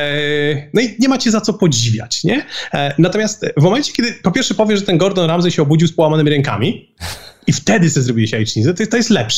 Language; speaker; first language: Polish; native; Polish